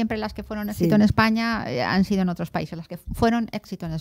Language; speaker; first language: Spanish; native; Spanish